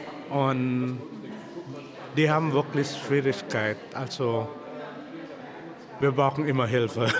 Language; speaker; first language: German; non-native, fluent; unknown